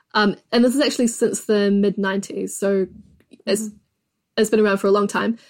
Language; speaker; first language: English; native; English